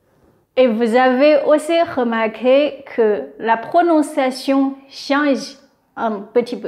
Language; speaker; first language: French; non-native, fluent; Chinese